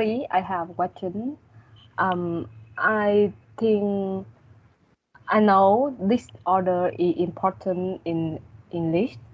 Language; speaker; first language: English; non-native, learner; Vietnamese